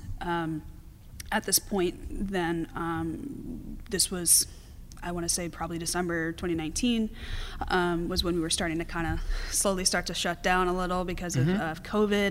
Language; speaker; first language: English; native; English